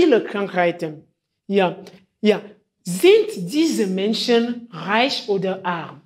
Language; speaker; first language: German; non-native, fluent; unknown